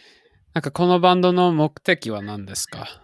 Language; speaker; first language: Japanese; non-native, fluent; English